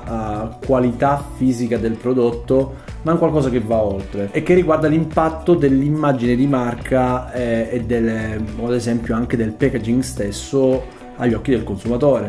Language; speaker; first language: Italian; native; Italian